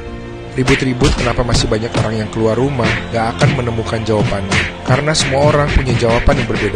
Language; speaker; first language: Indonesian; native; Indonesian